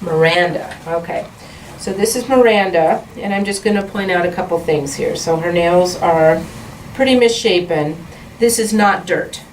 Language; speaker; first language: English; native; English